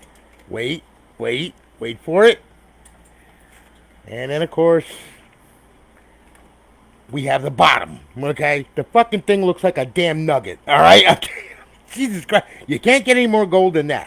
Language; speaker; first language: English; native; English